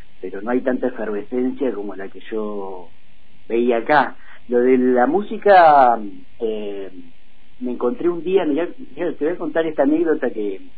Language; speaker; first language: Spanish; native; Spanish